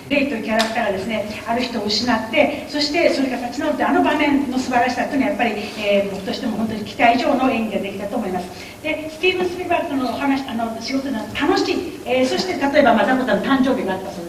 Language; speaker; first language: Japanese; native; Japanese